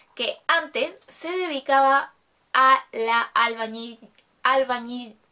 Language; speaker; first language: Spanish; native; Spanish